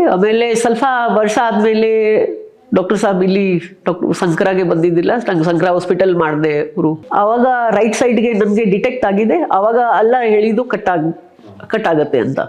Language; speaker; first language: Kannada; non-native, local second language; Hindi